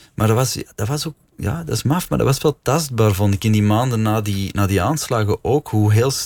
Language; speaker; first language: Dutch; native; Dutch